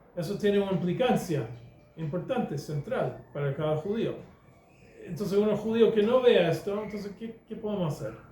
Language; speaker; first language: Spanish; non-native, fluent; English